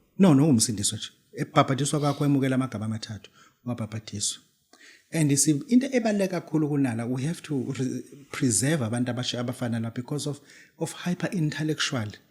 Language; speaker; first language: Zulu; native; Zulu